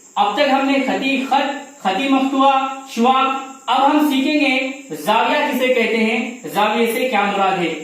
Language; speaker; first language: Urdu; native; Urdu